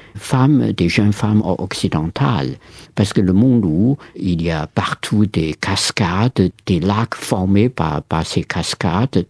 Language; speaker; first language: French; non-native, fluent; Chinese